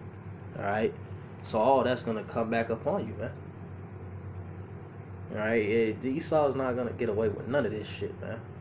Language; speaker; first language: English; native; English